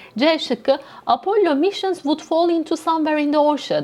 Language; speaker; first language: English; non-native, fluent; Turkish